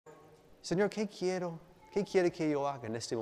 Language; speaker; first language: Spanish; non-native, fluent; English